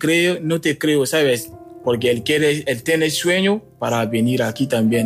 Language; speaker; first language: Spanish; non-native, fluent; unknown